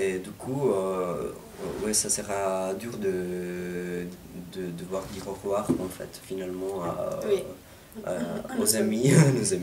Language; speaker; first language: French; non-native, fluent; Italian